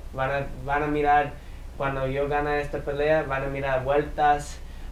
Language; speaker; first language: Spanish; early bilingual, heritage; English